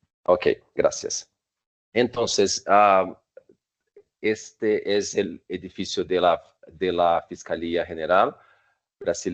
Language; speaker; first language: Spanish; non-native, fluent; Portuguese